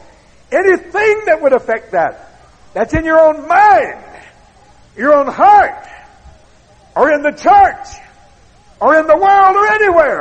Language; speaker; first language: English; native; English